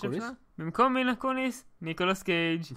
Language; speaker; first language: Hebrew; native; Hebrew